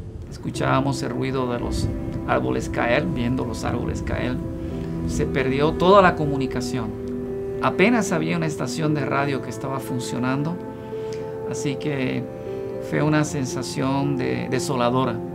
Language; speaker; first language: Spanish; native; Spanish